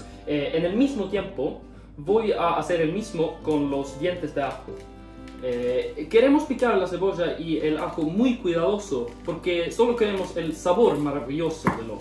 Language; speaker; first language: Spanish; non-native, learner; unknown